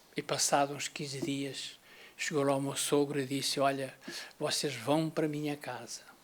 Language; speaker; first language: Portuguese; native; Portuguese